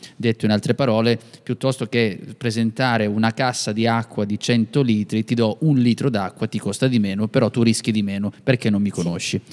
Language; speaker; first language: Italian; native; Italian